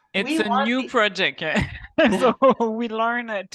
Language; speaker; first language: English; non-native, local second language; French